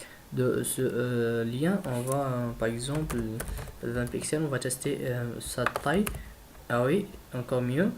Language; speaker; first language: French; non-native, learner; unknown